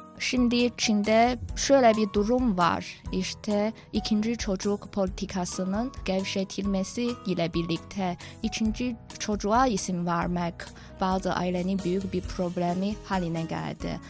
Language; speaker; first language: Turkish; non-native, fluent; Chinese